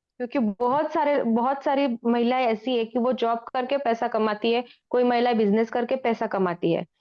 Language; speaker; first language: Hindi; non-native, local second language; Marathi